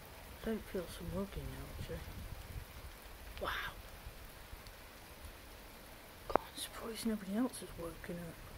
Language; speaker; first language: English; native; English